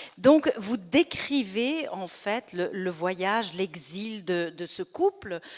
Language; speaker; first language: French; native; French